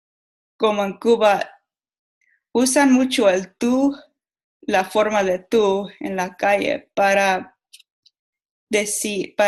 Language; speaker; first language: Spanish; non-native, learner; English